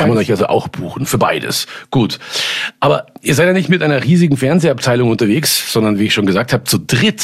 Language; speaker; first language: German; native; German